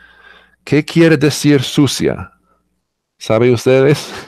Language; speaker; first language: Spanish; non-native, learner; English